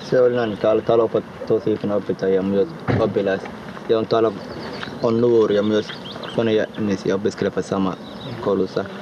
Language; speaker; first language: Finnish; non-native, learner; Somali